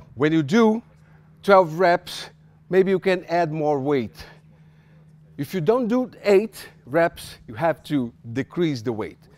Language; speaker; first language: English; non-native, fluent; Portuguese